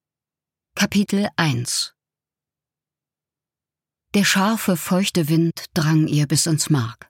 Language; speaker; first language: German; native; German